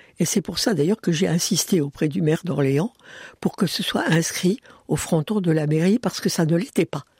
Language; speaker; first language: French; early bilingual, other home language; Hungarian